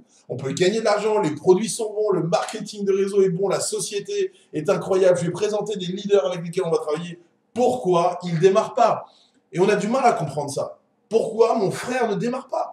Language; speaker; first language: French; native; French